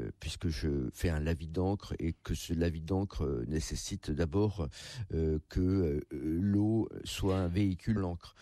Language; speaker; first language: French; native; French